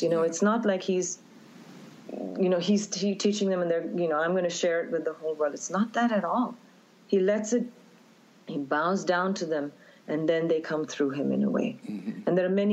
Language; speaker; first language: English; native; English